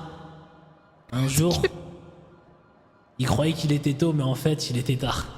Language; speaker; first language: French; native; French